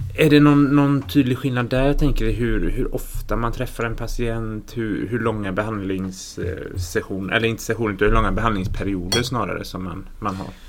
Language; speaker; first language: Swedish; native; Swedish